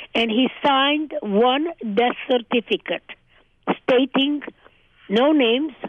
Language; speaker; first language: English; early bilingual, other home language; Hungarian